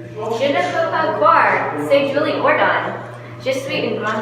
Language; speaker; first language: French; non-native, learner; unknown